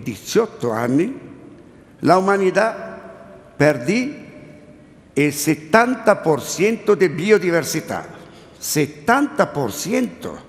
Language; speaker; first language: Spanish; non-native, learner; Italian